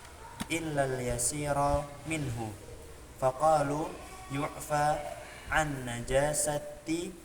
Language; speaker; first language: Arabic; non-native, local second language; Indonesian